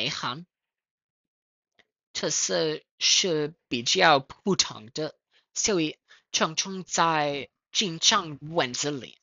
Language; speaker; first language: Chinese; non-native, learner; English